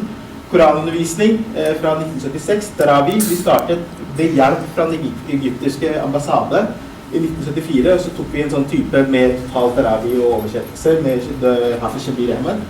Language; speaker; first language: Norwegian; early bilingual, other home language; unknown